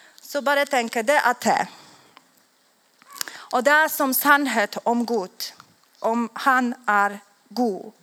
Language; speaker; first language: Swedish; non-native, learner; Polish